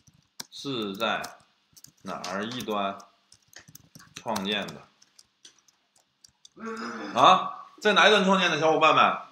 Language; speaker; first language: Chinese; native; Chinese